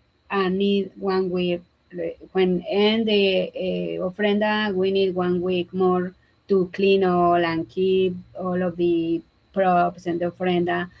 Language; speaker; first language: English; non-native, learner; Spanish